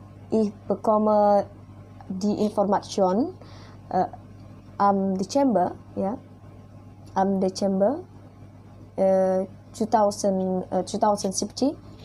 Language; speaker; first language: German; non-native, learner; Indonesian